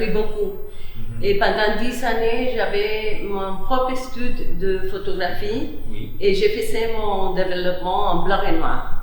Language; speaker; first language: French; non-native, fluent; Spanish